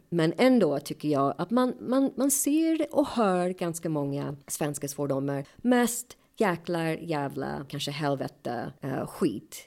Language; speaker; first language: Swedish; non-native, fluent; English